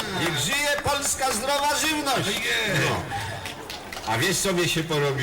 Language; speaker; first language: Polish; native; Polish